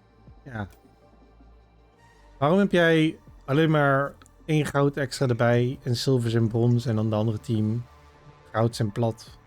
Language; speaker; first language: Dutch; native; Dutch